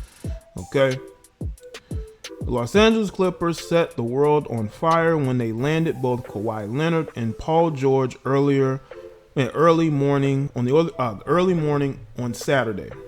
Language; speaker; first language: English; native; English